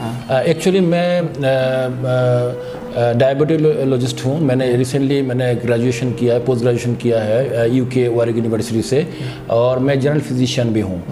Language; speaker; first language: Hindi; non-native, fluent; Bangla